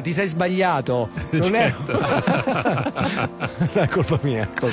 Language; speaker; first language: Italian; native; Italian